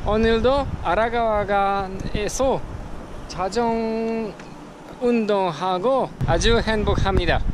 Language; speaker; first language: Korean; non-native, learner; Polish